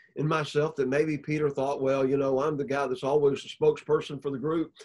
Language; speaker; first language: English; native; English